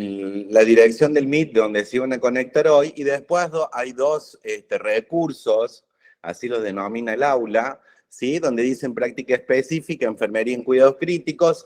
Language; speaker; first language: Spanish; native; Spanish